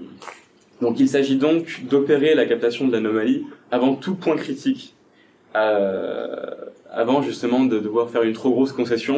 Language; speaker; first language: French; native; French